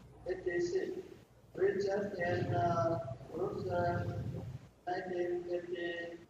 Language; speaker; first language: English; non-native, learner; Vietnamese